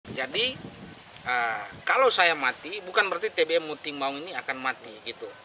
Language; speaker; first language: Indonesian; native; Indonesian